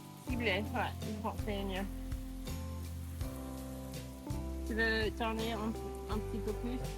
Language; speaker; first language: French; non-native, fluent; English